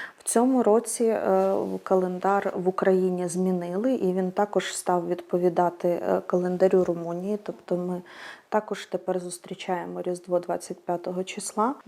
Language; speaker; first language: Ukrainian; native; Ukrainian